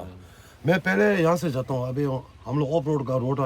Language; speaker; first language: Hindi; non-native, local second language; Tibetan